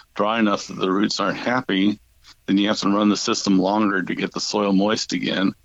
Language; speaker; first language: English; native; English